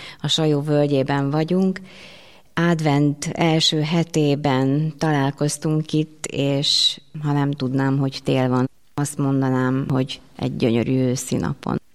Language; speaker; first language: Hungarian; native; Hungarian